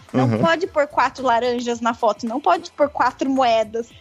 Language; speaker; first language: Portuguese; native; Portuguese